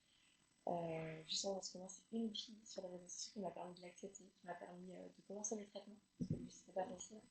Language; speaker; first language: French; native; French